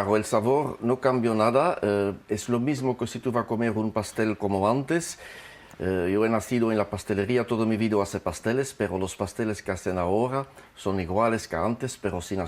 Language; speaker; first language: Spanish; non-native, fluent; French